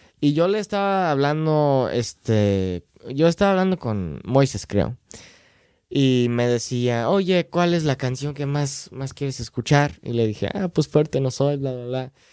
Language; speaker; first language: Spanish; non-native, fluent; English